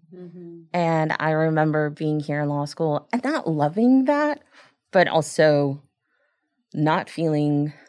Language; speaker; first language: English; early bilingual, other home language; Spanish